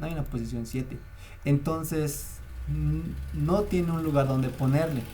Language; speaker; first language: Spanish; native; Spanish